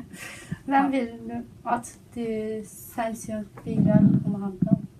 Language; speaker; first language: Swedish; non-native, learner; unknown